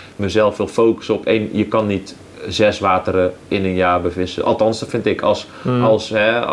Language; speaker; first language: Dutch; native; Dutch